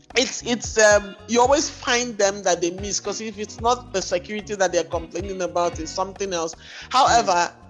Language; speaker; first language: English; non-native, local second language; Igbo